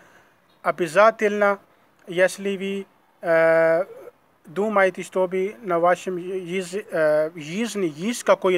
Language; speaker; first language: Russian; non-native, learner; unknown